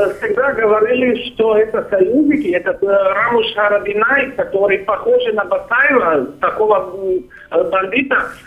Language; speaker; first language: Russian; non-native, learner; Serbian